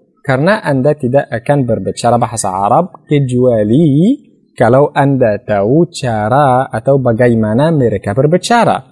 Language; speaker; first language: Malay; non-native, fluent; Arabic